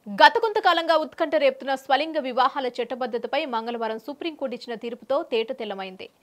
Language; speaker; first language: Telugu; native; Telugu